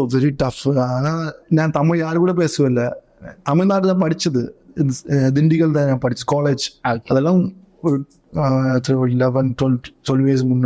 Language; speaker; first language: Tamil; non-native, learner; Malayalam